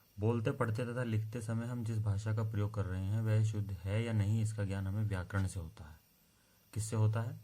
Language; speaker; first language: Hindi; native; Hindi